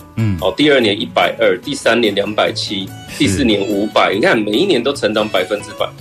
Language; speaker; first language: Chinese; native; Chinese